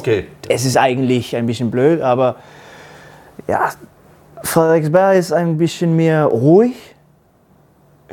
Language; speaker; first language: German; non-native, learner; Danish